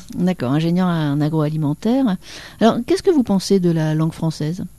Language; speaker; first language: French; native; French